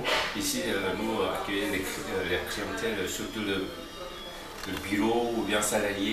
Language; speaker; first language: French; non-native, learner; Korean